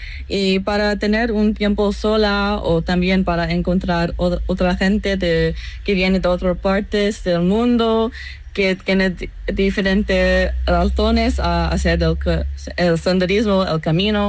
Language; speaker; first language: Spanish; non-native, learner; English